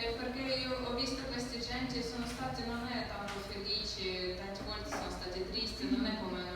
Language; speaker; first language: Italian; non-native, learner; Ukrainian